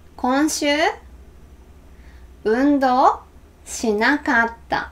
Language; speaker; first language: Japanese; non-native, learner; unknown